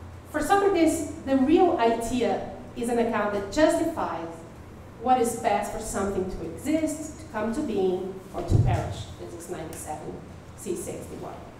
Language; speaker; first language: English; non-native, fluent; Portuguese